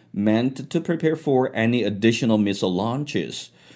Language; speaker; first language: English; non-native, fluent; Korean